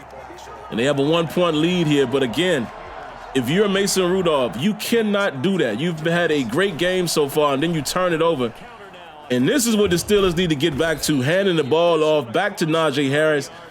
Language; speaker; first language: English; native; English